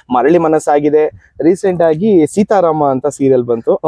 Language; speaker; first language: Kannada; native; Kannada